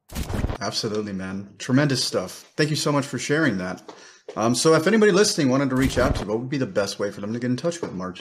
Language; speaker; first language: English; native; English